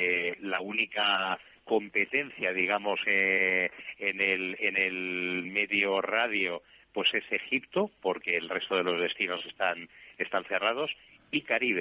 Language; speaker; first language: Spanish; native; Spanish